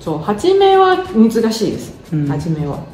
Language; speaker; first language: Japanese; non-native, learner; Chinese